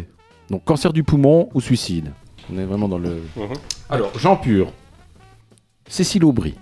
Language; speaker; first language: French; native; French